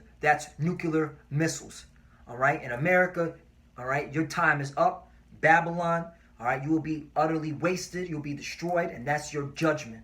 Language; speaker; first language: English; native; English